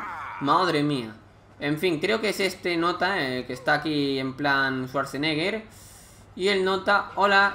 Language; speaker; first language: Spanish; native; Spanish